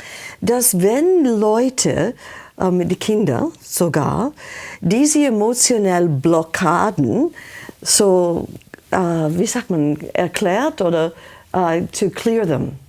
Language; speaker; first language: German; non-native, fluent; English